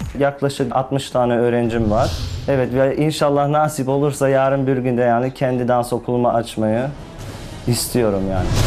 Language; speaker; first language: Turkish; early bilingual, heritage; Turkish